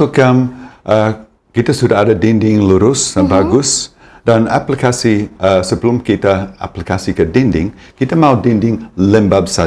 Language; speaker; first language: Indonesian; non-native, fluent; English